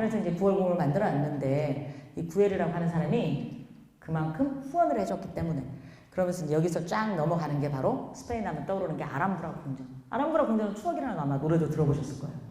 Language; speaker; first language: Korean; native; Korean